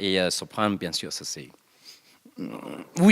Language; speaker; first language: French; non-native, learner; English